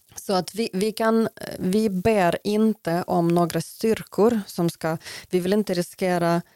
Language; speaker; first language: Swedish; non-native, fluent; Ukrainian